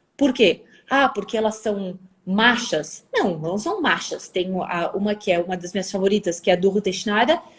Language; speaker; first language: Portuguese; early bilingual, other home language; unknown